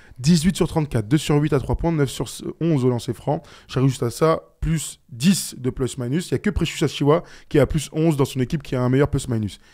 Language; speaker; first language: French; native; French